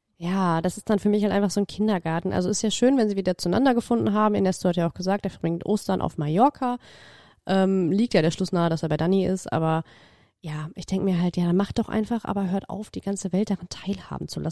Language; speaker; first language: German; native; German